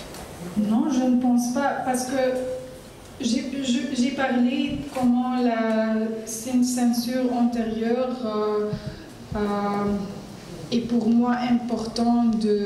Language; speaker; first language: French; non-native, learner; Arabic